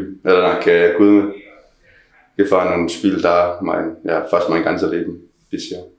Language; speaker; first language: German; non-native, learner; Danish